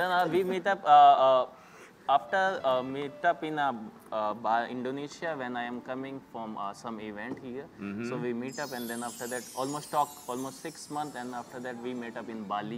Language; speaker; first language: English; non-native, local second language; Hindi